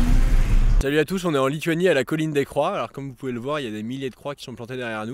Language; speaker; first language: French; native; French